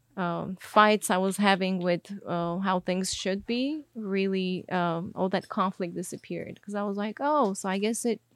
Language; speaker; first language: English; non-native, fluent; Armenian